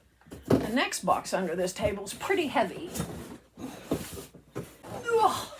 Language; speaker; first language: English; native; English